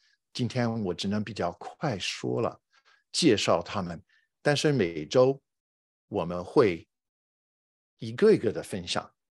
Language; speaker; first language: Chinese; non-native, fluent; English